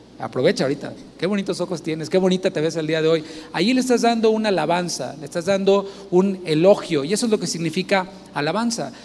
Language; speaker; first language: Spanish; native; Spanish